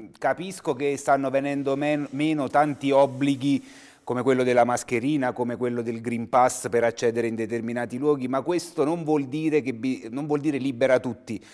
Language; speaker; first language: Italian; native; Italian